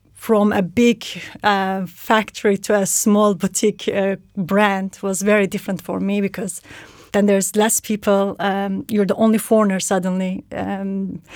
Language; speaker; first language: English; non-native, fluent; Turkish